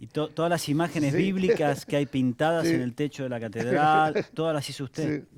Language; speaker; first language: Spanish; native; Spanish